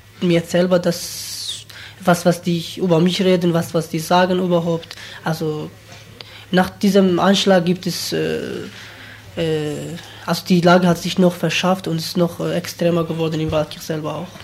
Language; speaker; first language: German; non-native, learner; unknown